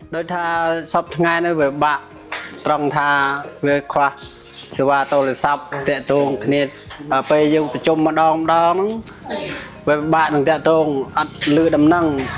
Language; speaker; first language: Khmer; non-native, local second language; Jarai